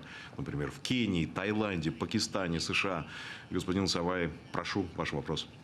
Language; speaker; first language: Russian; native; Russian